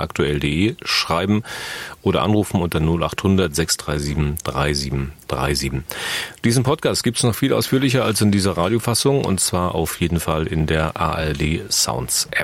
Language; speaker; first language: German; native; German